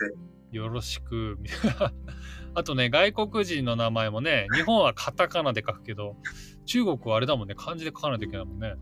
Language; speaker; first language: Japanese; native; Japanese